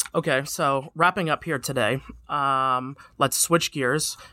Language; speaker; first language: English; native; English